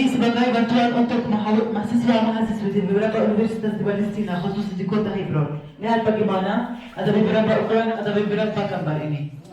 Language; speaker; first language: Indonesian; non-native, fluent; Arabic